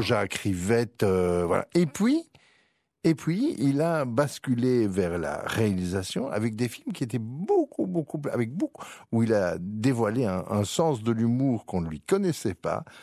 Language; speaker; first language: French; native; French